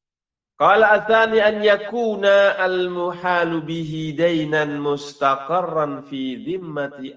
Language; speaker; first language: Arabic; non-native, fluent; Indonesian